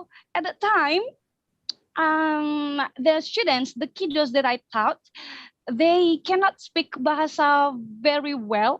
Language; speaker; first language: English; non-native, fluent; Indonesian